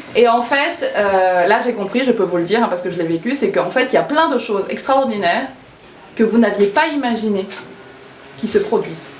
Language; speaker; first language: French; early bilingual, other home language; Korean